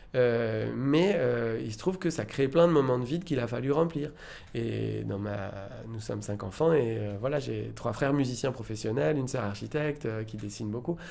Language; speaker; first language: French; native; French